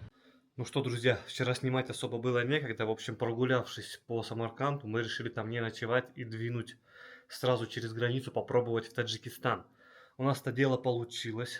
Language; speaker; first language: Russian; native; Russian